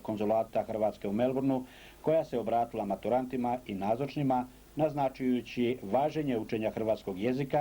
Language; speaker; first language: Croatian; native; Croatian